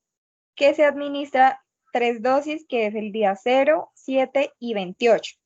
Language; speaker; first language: Spanish; native; Spanish